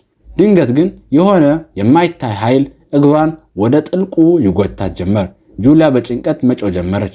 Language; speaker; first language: Amharic; native; Amharic